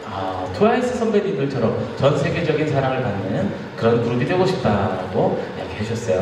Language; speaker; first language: Korean; native; Korean